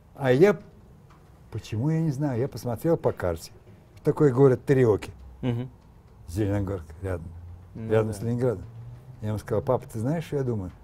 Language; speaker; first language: Russian; native; Russian